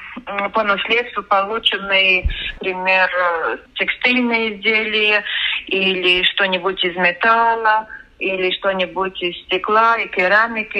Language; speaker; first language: Russian; non-native, local second language; Latvian